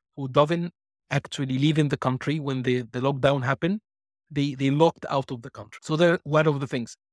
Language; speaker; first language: English; non-native, fluent; Arabic